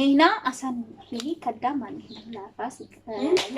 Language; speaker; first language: Arabic; non-native, learner; Amharic